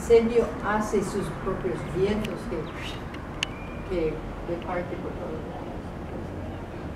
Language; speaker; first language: Spanish; non-native, fluent; English